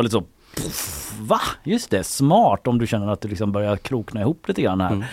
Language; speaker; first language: Swedish; native; Swedish